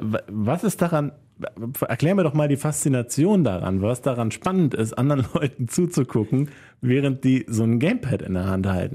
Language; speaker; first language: German; native; German